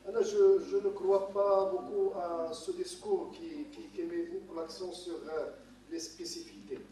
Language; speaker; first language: French; non-native, local second language; Arabic